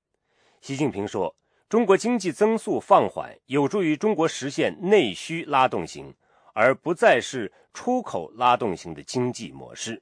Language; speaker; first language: Chinese; native; Chinese